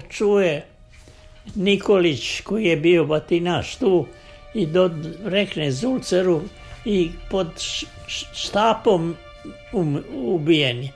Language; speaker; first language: Bosnian; native; Bosnian